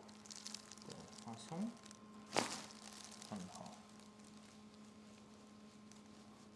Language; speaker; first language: Chinese; non-native, fluent; English